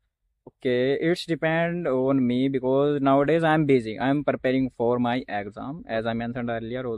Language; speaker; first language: English; non-native, learner; Hindi